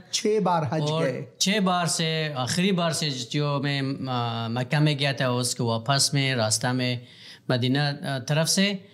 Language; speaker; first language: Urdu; non-native, learner; Pashto